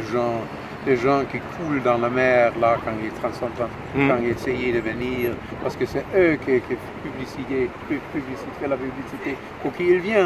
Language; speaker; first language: French; non-native, fluent; German